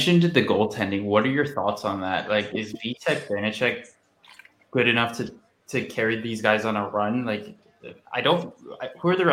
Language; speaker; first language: English; native; English